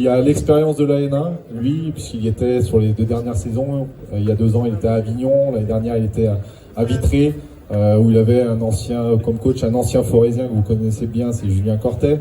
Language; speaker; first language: French; native; French